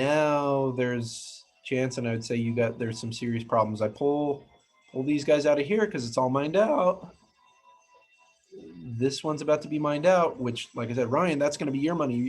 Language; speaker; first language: English; native; English